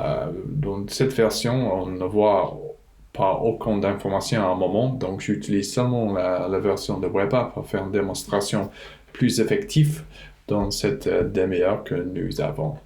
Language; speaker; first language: French; non-native, fluent; English